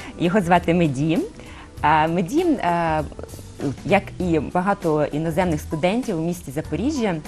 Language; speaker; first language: Ukrainian; non-native, local second language; Russian